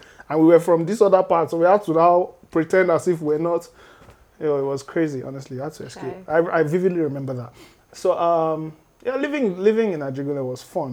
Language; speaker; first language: English; non-native, local second language; Yoruba